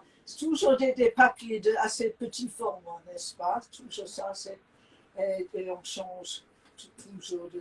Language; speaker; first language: French; non-native, fluent; English